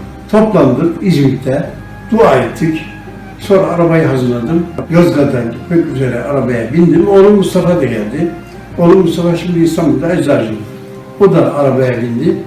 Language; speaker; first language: Turkish; non-native, local second language; Arabic